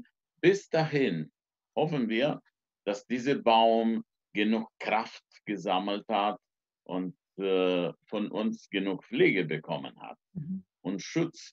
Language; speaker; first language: German; non-native, fluent; Romanian